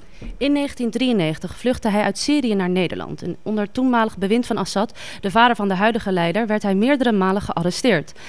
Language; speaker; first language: Dutch; native; Dutch